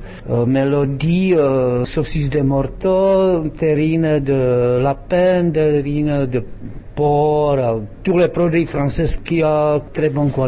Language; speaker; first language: French; non-native, learner; Czech